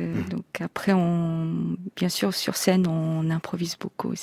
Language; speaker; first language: French; non-native, fluent; Korean